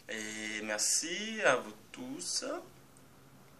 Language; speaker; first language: French; non-native, fluent; Portuguese